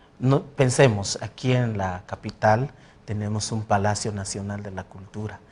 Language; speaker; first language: Spanish; non-native, local second language; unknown